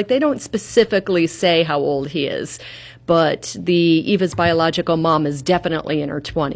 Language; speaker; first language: English; native; English